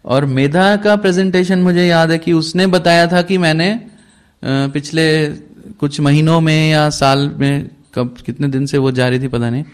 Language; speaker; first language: Hindi; native; Hindi